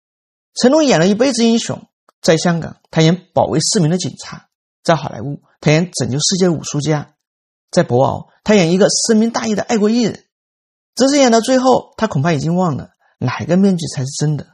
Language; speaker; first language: Chinese; native; Chinese